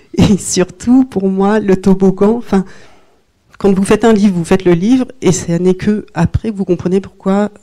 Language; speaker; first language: French; native; French